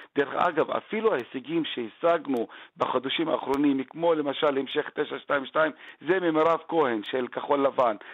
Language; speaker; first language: Hebrew; non-native, local second language; Arabic